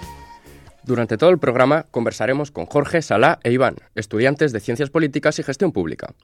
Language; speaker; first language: Spanish; native; Spanish